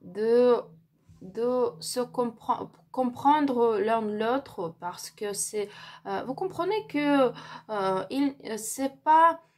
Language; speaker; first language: French; non-native, learner; Ukrainian